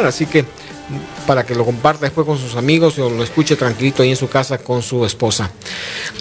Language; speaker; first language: Spanish; native; Spanish